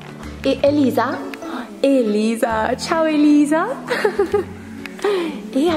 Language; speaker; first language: Italian; native; Italian